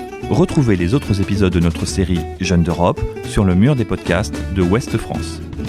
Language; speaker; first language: French; native; French